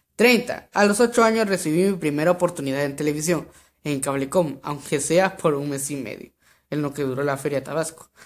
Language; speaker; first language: Spanish; native; Spanish